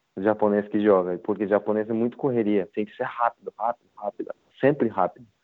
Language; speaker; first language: Portuguese; non-native, learner; Japanese